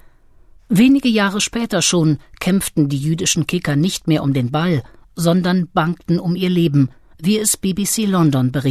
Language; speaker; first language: German; native; German